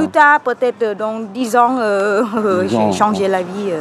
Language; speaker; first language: French; non-native, learner; Thai